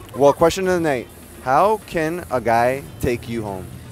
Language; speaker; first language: English; early bilingual, other home language; Spanish